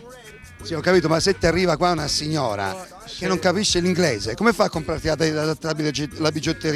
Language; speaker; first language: Italian; native; Italian